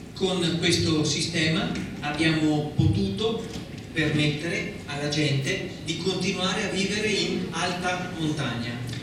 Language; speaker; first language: Italian; native; Italian